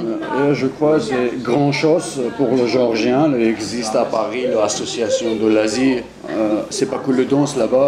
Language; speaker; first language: French; non-native, learner; Georgian